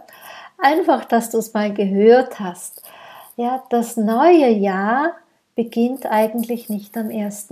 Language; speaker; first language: German; native; German